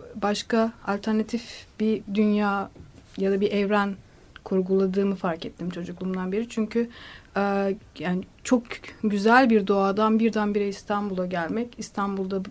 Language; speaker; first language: Turkish; native; Turkish